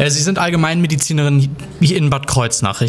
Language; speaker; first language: German; native; German